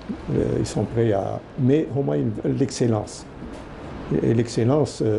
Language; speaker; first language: French; non-native, local second language; Arabic